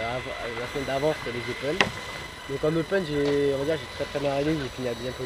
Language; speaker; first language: French; native; French